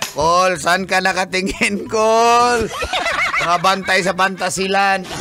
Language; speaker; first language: Filipino; non-native, local second language; Cebuano